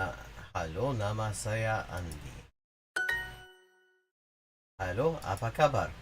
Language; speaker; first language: Indonesian; non-native, learner; English